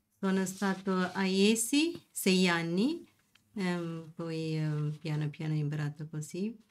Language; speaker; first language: Italian; non-native, learner; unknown